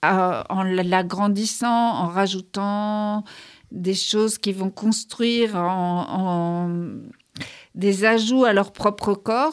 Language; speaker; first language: French; native; French